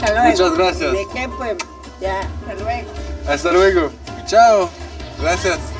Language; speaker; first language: Spanish; non-native, learner; French